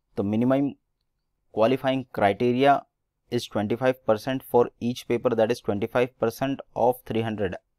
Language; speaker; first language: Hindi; non-native, local second language; Marathi